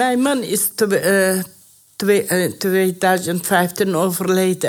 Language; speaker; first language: Dutch; non-native, learner; Persian